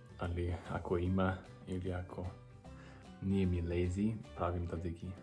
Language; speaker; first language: Serbian; non-native, learner; English